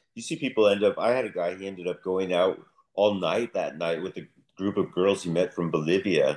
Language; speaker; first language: English; native; English